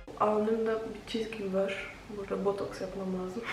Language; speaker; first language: Turkish; non-native, fluent; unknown